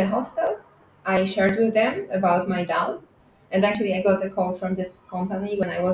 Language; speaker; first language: English; non-native, fluent; Polish